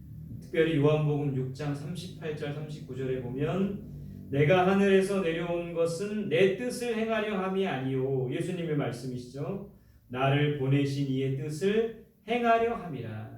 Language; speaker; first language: Korean; native; Korean